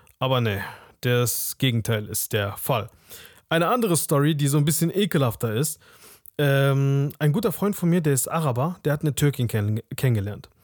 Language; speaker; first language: German; early bilingual, other home language; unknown